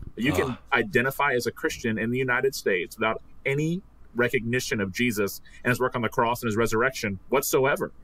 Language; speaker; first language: English; native; English